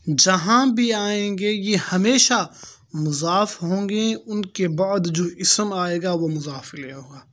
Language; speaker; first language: Urdu; non-native, local second language; Pashto